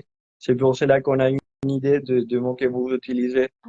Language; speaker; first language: French; non-native, fluent; Spanish